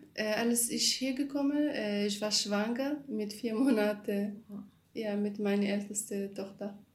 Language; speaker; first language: German; non-native, learner; Kurdish